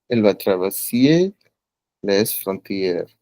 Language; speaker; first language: French; non-native, learner; Punjabi